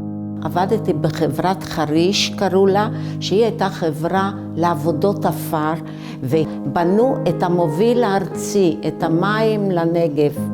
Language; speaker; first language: Hebrew; early bilingual, other home language; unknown